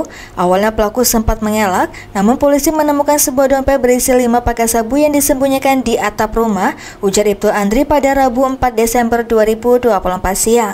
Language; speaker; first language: Indonesian; native; Indonesian